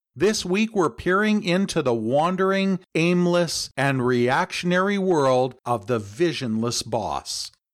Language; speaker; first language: English; native; English